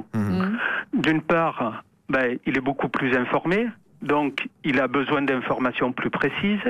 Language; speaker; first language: French; native; French